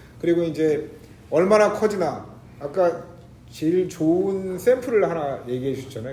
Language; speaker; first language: Korean; native; Korean